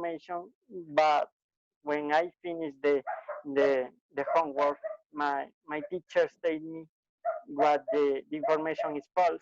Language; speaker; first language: English; non-native, learner; Spanish